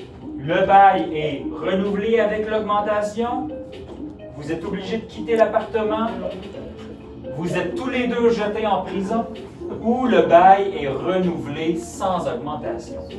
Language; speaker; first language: French; native; French